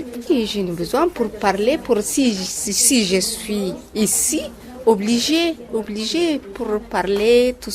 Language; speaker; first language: French; non-native, learner; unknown